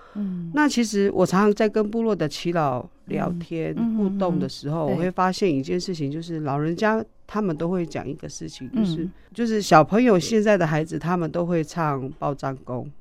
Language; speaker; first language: Chinese; non-native, local second language; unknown